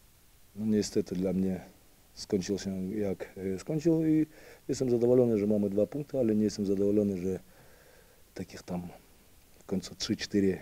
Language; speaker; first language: Polish; non-native, fluent; Ukrainian